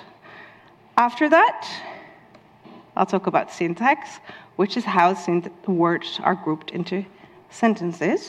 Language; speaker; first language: English; non-native, fluent; Dutch